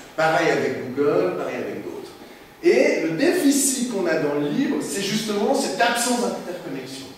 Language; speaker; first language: French; native; French